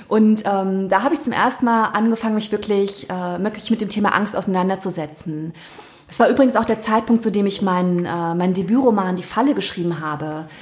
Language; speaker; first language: German; native; German